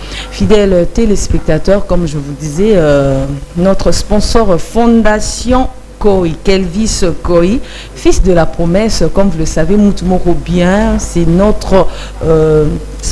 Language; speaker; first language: French; non-native, local second language; Lingala